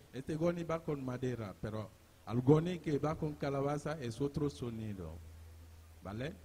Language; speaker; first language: Spanish; non-native, learner; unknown